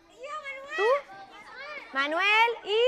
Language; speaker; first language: Spanish; native; Spanish